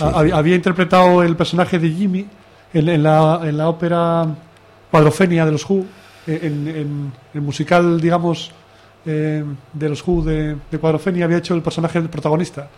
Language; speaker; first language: Spanish; native; Spanish